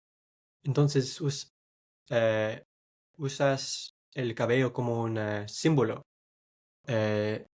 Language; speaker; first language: Spanish; non-native, fluent; English